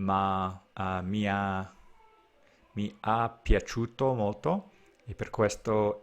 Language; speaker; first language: Italian; non-native, learner; English